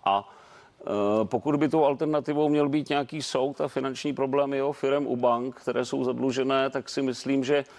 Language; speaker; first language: Czech; native; Czech